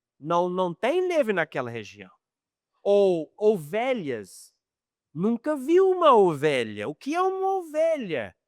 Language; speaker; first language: Portuguese; non-native, fluent; English